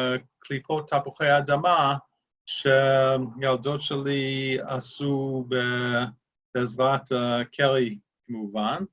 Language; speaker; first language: Hebrew; non-native, fluent; English